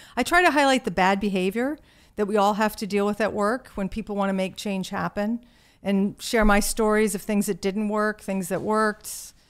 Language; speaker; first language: English; native; English